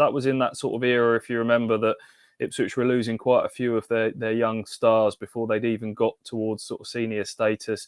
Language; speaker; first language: English; native; English